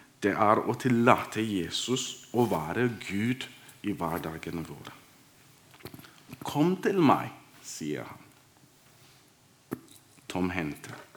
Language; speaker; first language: Norwegian; non-native, fluent; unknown